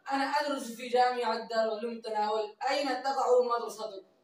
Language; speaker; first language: Arabic; non-native, learner; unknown